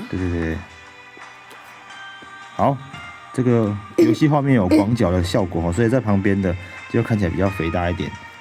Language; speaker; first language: Chinese; native; Chinese